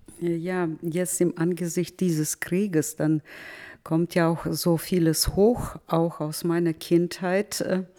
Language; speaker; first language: German; early bilingual, heritage; German